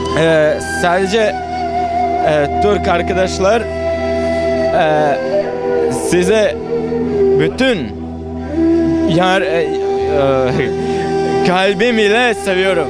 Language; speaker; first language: Turkish; non-native, learner; Bosnian